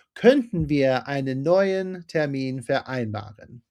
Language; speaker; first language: German; non-native, fluent; English